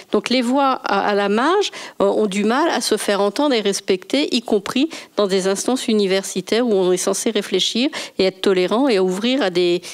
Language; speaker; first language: French; native; French